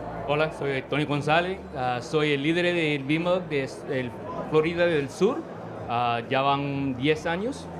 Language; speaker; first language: Spanish; early bilingual, heritage; Spanish